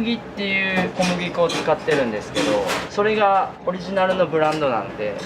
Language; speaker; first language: Japanese; native; Japanese